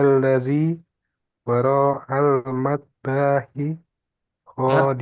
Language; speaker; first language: Arabic; non-native, learner; Indonesian